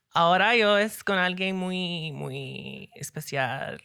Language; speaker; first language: Spanish; early bilingual, heritage; Spanish